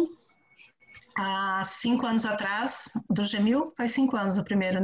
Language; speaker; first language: Portuguese; native; Portuguese